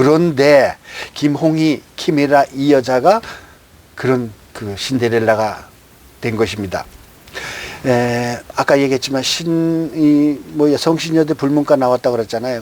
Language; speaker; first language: Korean; native; Korean